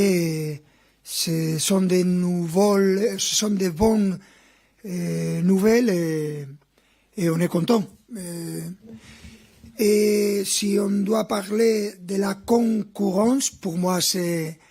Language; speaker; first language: French; non-native, fluent; Spanish